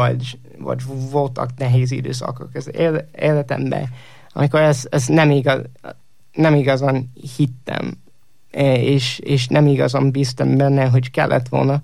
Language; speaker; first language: Hungarian; non-native, learner; English